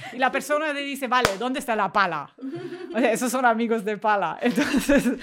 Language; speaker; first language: Spanish; non-native, fluent; German